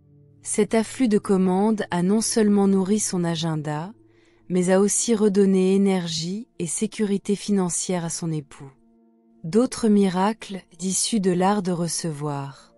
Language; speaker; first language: French; native; French